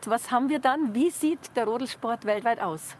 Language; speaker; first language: German; native; German